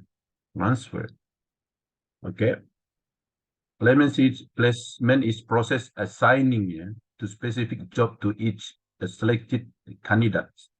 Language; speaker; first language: English; non-native, learner; Indonesian